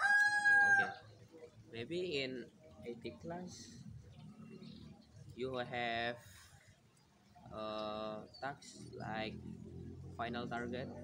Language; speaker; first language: English; non-native, learner; Indonesian